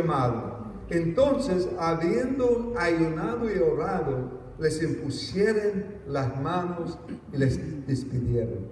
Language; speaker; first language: Spanish; non-native, fluent; English